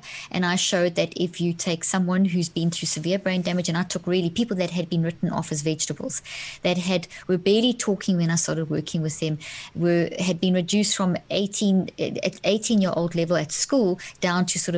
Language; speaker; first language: English; native; English